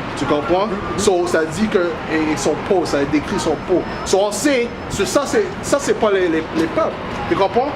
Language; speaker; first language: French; non-native, learner; English